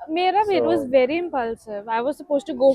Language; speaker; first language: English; non-native, local second language; Hindi